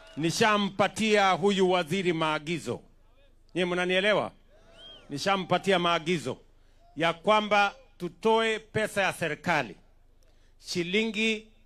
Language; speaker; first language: Swahili; non-native, local second language; Kalenjin